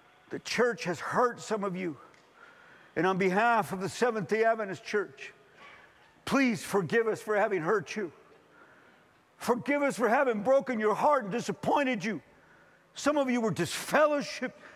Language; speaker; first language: English; early bilingual, other home language; Spanish